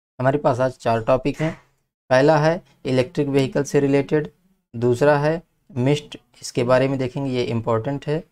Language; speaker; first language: Hindi; native; Hindi